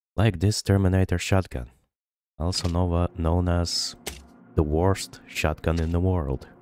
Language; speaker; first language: English; non-native, fluent; Russian